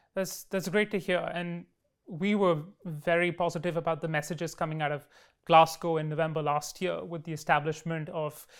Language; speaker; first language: English; non-native, local second language; Hindi